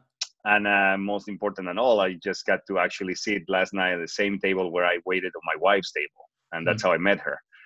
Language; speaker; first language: English; non-native, fluent; Spanish